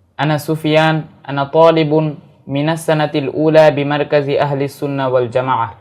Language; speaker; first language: Arabic; non-native, learner; Bangla